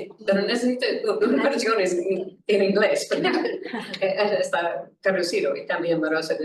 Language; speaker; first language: Spanish; non-native, learner; English